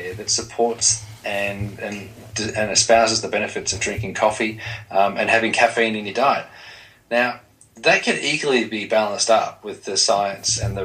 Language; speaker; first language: English; native; English